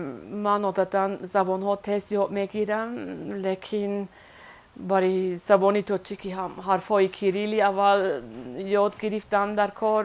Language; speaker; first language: Persian; non-native, learner; Swiss German